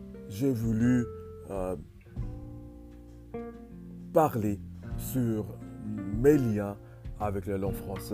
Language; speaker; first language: French; non-native, learner; English